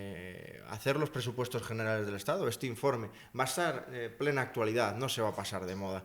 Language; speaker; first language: Spanish; native; Spanish